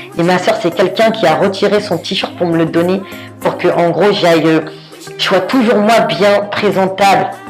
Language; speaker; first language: French; early bilingual, other home language; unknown